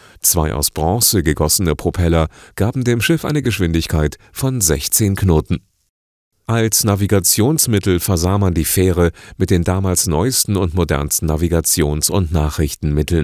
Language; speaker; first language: German; native; German